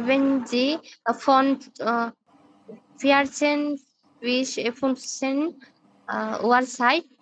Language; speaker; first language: German; non-native, learner; Bangla